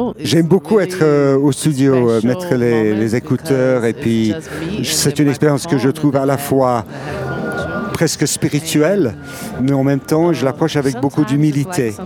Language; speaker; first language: French; non-native, fluent; Portuguese